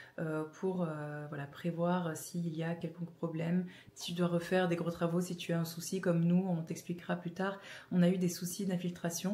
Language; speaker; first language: French; native; French